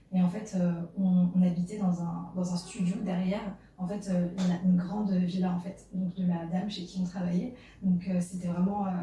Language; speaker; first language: French; early bilingual, other home language; Arabic